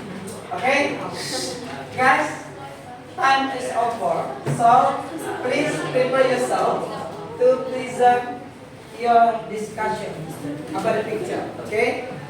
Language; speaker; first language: English; non-native, fluent; Indonesian